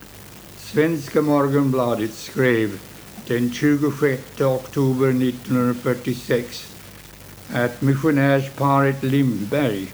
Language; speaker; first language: Swedish; early bilingual, heritage; Swedish